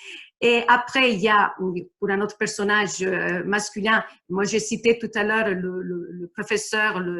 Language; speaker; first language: French; non-native, fluent; Italian